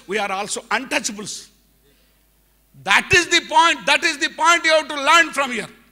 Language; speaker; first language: English; non-native, local second language; Telugu